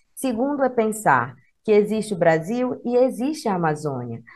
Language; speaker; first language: Portuguese; native; Portuguese